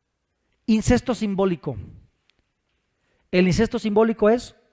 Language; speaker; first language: Spanish; native; Spanish